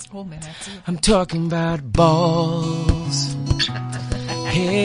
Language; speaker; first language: English; non-native, local second language; Xhosa